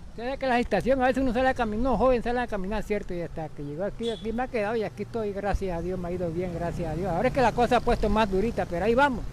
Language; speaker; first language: Spanish; native; Spanish